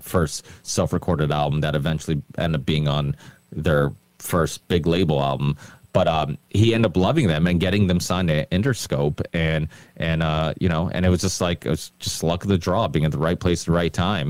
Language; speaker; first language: English; native; English